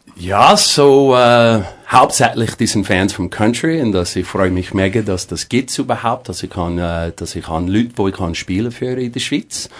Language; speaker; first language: German; non-native, fluent; English